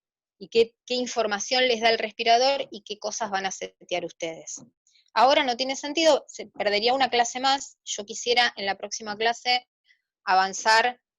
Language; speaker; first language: Spanish; native; Spanish